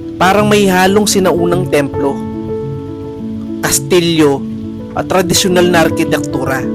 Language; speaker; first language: Filipino; non-native, local second language; Pampanga